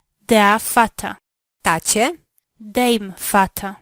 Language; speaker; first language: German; non-native, learner; Polish